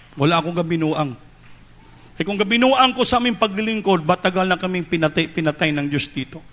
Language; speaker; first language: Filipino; non-native, local second language; Cebuano